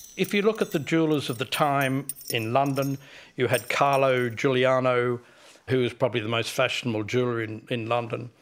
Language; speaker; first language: English; native; English